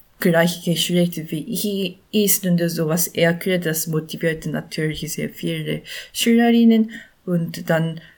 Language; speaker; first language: German; non-native, learner; Korean